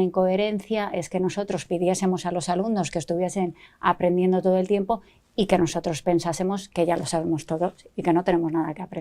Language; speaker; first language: Spanish; native; Spanish